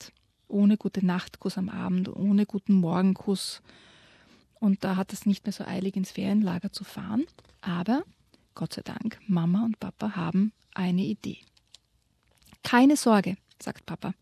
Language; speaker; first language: German; native; German